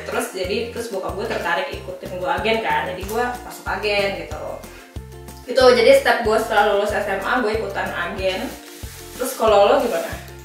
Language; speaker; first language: Indonesian; native; Indonesian